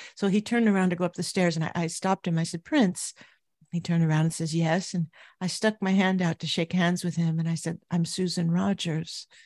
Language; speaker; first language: English; native; English